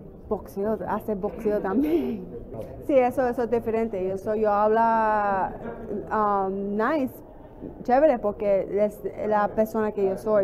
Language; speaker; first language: Spanish; early bilingual, heritage; English